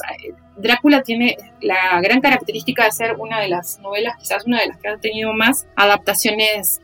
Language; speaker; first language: Spanish; native; Spanish